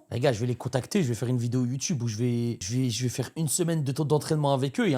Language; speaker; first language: French; native; French